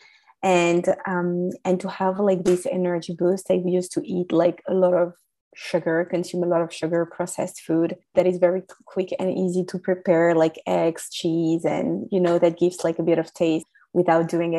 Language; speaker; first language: English; non-native, fluent; French